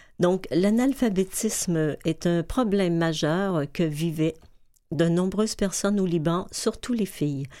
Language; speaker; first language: French; native; French